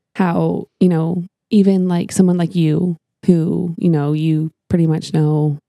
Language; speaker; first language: English; native; English